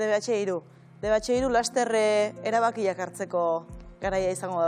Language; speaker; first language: Basque; native; Basque